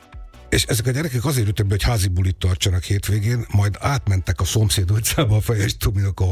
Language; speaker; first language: Hungarian; native; Hungarian